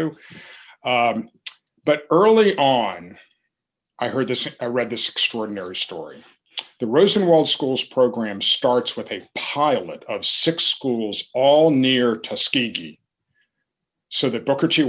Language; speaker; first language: English; native; English